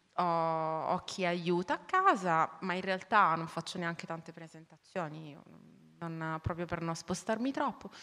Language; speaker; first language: Italian; native; Italian